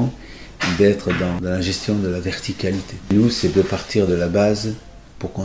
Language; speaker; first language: French; native; French